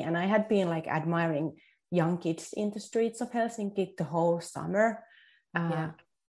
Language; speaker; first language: English; non-native, fluent; Finnish